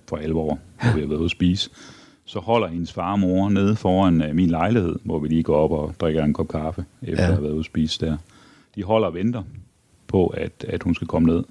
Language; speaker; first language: Danish; native; Danish